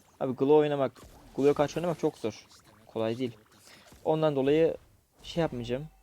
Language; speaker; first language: Turkish; native; Turkish